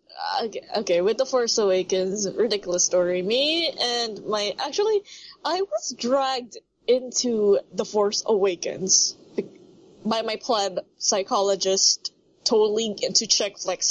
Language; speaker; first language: English; non-native, local second language; Filipino